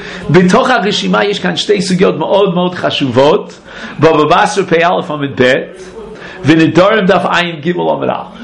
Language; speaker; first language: Hebrew; non-native, fluent; English